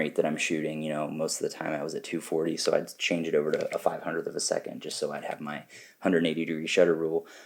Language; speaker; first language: English; native; English